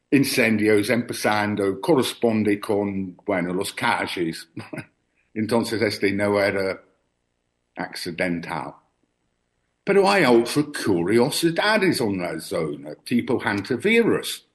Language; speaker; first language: Spanish; non-native, learner; English